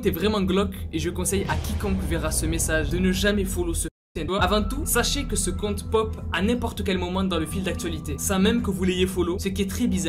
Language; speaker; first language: French; native; French